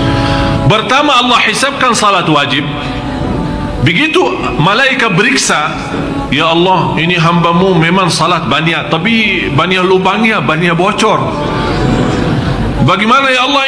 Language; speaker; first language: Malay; non-native, fluent; Arabic